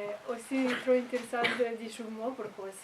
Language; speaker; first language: French; non-native, learner; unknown